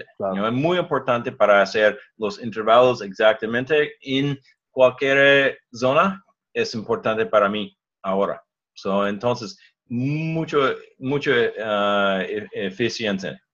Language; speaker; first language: Spanish; non-native, learner; English